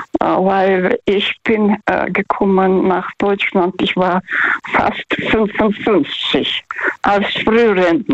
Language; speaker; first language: German; non-native, learner; Russian